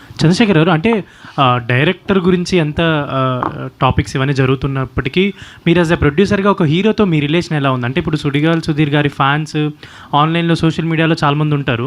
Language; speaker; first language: Telugu; native; Telugu